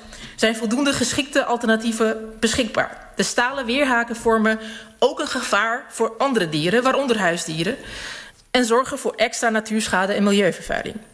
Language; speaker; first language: Dutch; early bilingual, other home language; Serbian